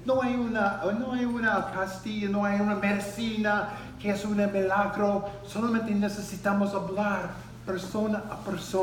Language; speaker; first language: Spanish; non-native, learner; English